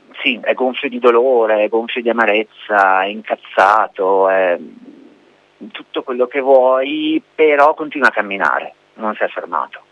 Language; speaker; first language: Italian; native; Italian